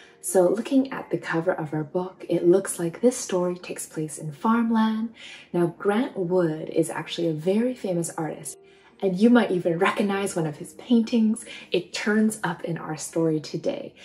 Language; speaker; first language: English; native; English